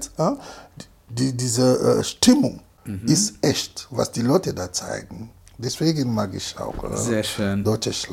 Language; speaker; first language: German; non-native, fluent; Lingala